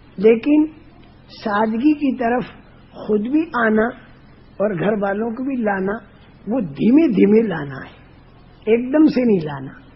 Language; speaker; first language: Urdu; non-native, local second language; Gujarati